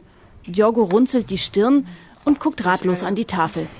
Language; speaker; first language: German; native; German